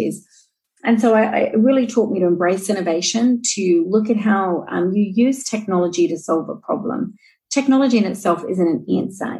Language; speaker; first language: English; native; English